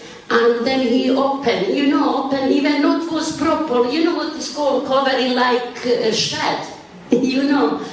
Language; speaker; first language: English; non-native, learner; Bosnian